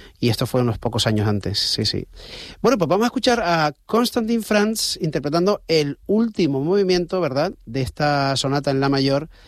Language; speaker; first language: Spanish; native; Spanish